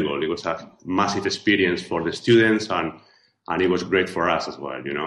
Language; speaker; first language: English; non-native, fluent; Spanish